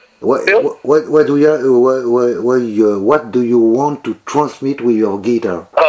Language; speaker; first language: English; non-native, learner; French